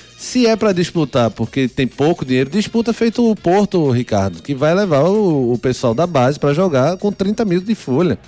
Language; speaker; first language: Portuguese; native; Portuguese